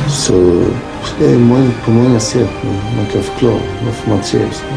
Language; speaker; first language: Swedish; early bilingual, other home language; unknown